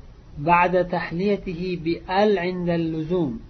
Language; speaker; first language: Arabic; non-native, fluent; Uzbek